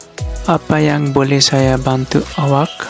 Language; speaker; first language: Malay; non-native, learner; Nepali